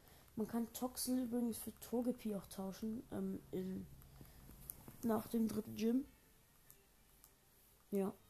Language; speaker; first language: German; native; German